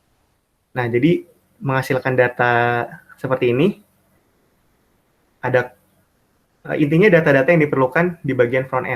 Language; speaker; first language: Indonesian; native; Indonesian